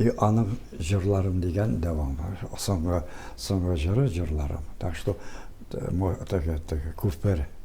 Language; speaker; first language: Tatar; early bilingual, heritage; Tatar